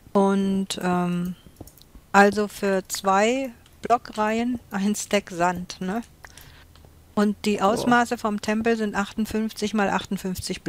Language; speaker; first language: German; native; German